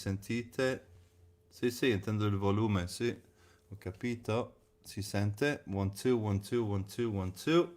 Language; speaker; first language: Italian; non-native, fluent; English